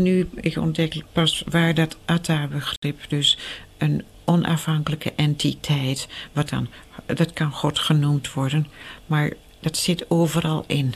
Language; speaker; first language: Dutch; native; Dutch